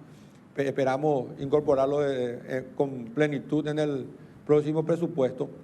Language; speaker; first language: Spanish; native; Spanish